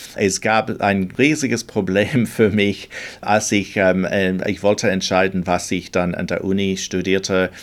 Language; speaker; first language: German; non-native, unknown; English